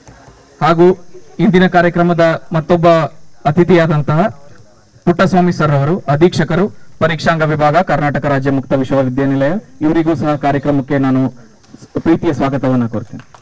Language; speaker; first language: Kannada; native; Kannada